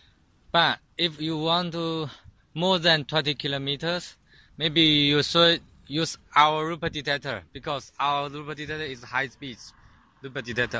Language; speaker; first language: English; non-native, learner; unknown